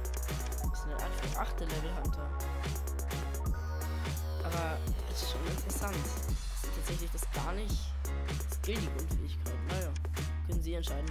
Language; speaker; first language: German; native; German